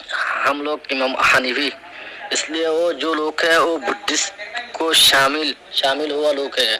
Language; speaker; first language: Hindi; non-native, learner; Rohingya